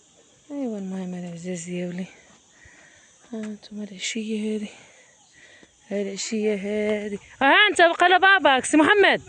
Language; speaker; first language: Arabic; native; Arabic